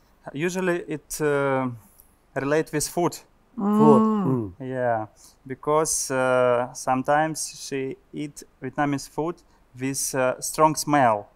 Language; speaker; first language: English; non-native, learner; Russian